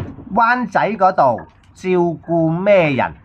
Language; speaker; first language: Cantonese; native; Cantonese